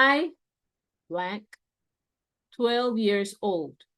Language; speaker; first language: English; non-native, fluent; Spanish